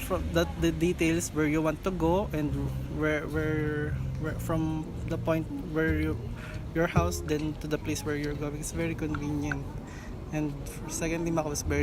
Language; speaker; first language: English; non-native, learner; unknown